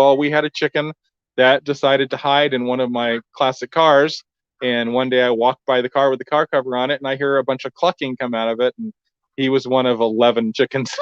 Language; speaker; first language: English; native; English